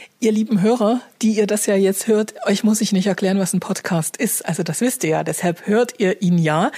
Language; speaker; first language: German; native; German